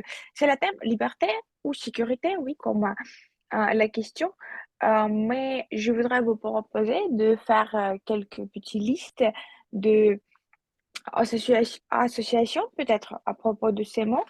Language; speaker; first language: French; non-native, fluent; Russian